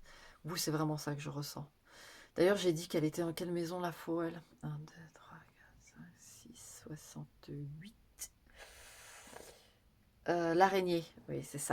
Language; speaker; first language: French; native; French